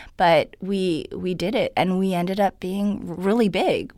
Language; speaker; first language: English; non-native, fluent; Hungarian